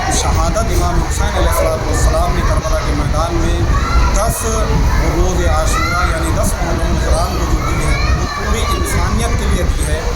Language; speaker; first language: Urdu; non-native, local second language; Punjabi